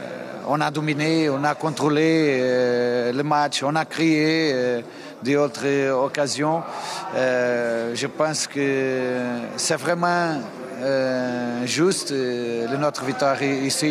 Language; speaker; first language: French; non-native, fluent; Portuguese